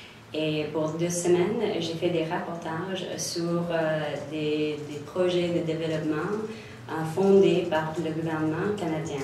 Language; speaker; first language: French; non-native, local second language; English